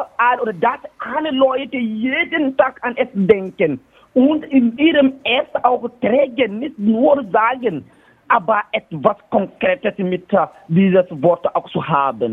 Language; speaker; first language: German; non-native, learner; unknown